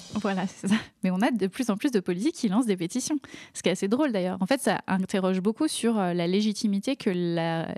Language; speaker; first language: French; native; French